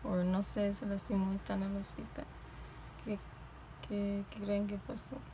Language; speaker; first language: Spanish; early bilingual, heritage; Spanish